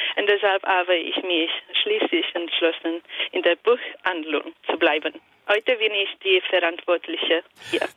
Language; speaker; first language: German; non-native, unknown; Italian